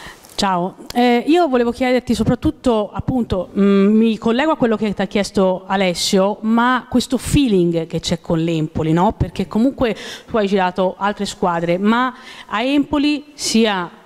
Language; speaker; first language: Italian; native; Italian